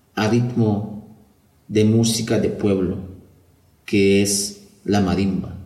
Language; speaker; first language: Spanish; non-native, local second language; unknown